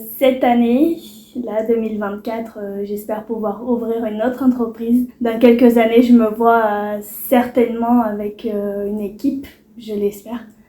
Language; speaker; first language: French; early bilingual, other home language; Portuguese